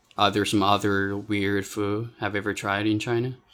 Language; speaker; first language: English; non-native, fluent; Chinese